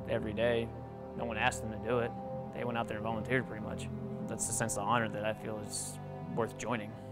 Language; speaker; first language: English; native; English